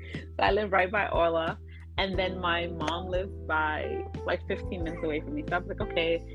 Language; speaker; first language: English; early bilingual, other home language; Akan